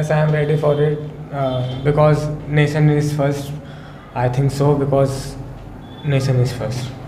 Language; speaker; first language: English; non-native, learner; Hindi